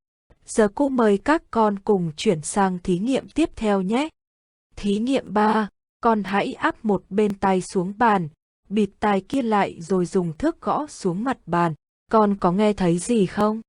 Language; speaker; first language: Vietnamese; native; Vietnamese